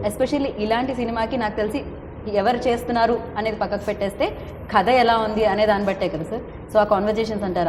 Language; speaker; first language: Telugu; native; Telugu